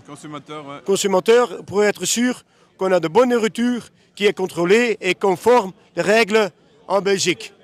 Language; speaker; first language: French; non-native, local second language; Dutch